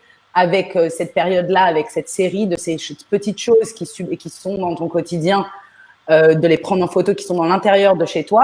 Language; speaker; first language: French; native; French